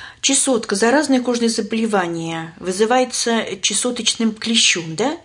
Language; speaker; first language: Russian; native; Russian